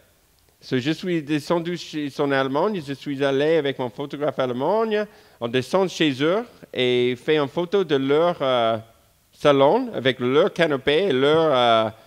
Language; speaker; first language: French; non-native, fluent; English